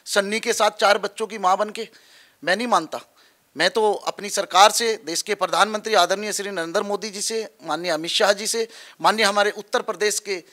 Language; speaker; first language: Hindi; native; Hindi